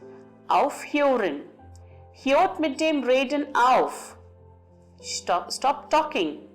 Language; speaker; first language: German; non-native, fluent; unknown